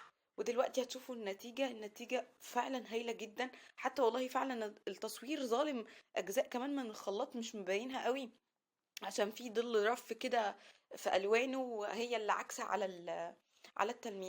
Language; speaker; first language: Arabic; native; Arabic